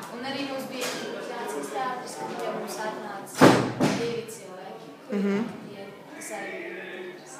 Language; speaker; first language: Latvian; non-native, local second language; Russian